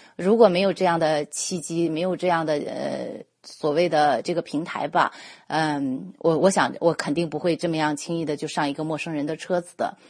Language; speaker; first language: Chinese; native; Chinese